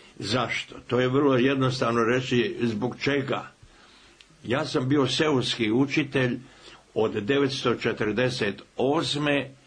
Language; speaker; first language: Serbian; native; Serbian